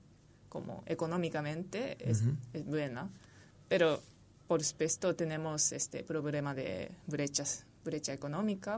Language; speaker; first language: Spanish; non-native, fluent; Japanese